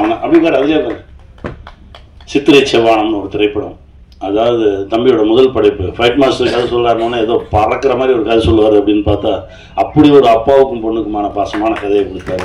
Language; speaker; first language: Tamil; native; Tamil